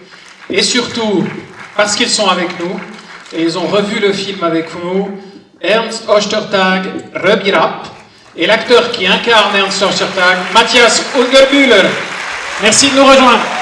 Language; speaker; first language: French; native; French